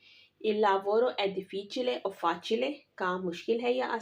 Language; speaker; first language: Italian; non-native, learner; Urdu